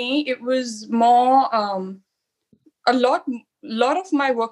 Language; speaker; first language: English; non-native, local second language; Hindi